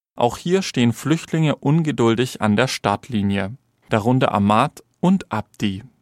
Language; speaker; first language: German; native; German